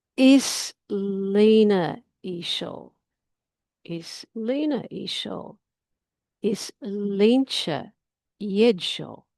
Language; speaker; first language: Irish; non-native, learner; English